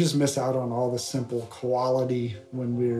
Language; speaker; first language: English; native; English